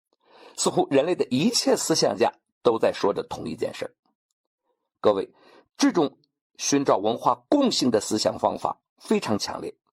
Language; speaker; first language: Chinese; native; Chinese